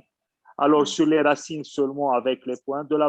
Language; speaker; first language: French; non-native, fluent; Arabic